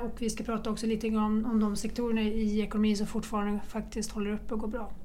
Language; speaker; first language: Swedish; native; Swedish